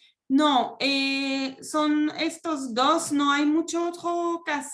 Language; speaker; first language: Spanish; non-native, fluent; French